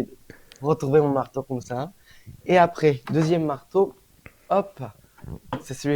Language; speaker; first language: French; non-native, fluent; Korean